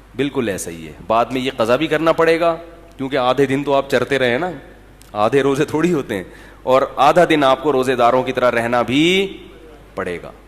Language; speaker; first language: Urdu; native; Urdu